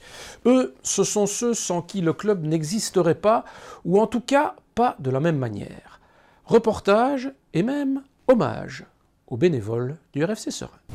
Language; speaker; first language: French; native; French